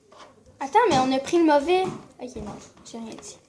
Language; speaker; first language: French; native; French